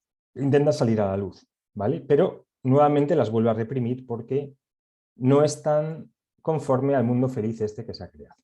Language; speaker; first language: Spanish; native; Spanish